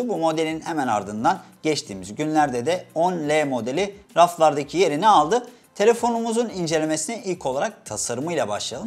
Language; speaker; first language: Turkish; native; Turkish